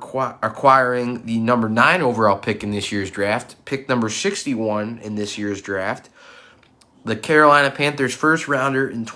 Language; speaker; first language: English; native; English